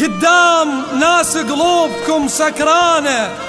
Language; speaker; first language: Arabic; native; Arabic